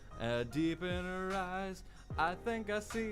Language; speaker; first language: English; native; English